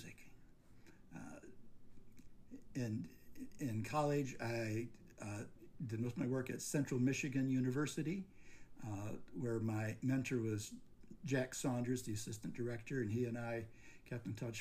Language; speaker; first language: English; native; English